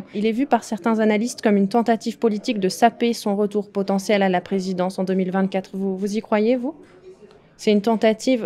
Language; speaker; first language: French; native; French